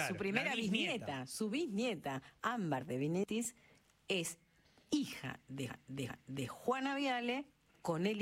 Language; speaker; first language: Spanish; native; Spanish